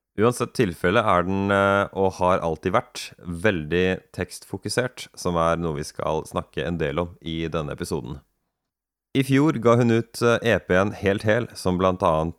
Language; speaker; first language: Norwegian; native; Norwegian